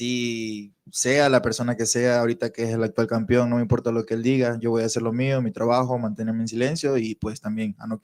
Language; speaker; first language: Spanish; native; Spanish